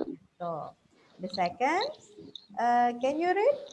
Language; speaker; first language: English; non-native, fluent; Indonesian